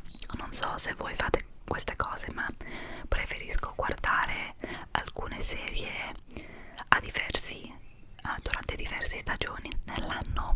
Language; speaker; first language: Italian; non-native, fluent; English